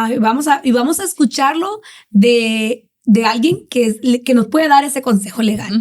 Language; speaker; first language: Spanish; native; Spanish